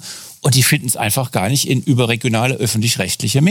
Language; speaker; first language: German; native; German